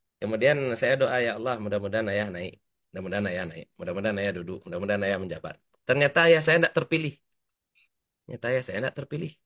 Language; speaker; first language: Indonesian; native; Indonesian